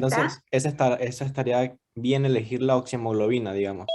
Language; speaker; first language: Spanish; native; Spanish